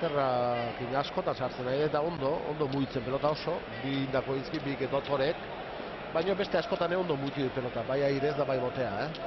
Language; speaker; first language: Basque; native; Basque